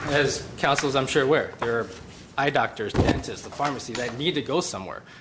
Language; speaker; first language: English; native; English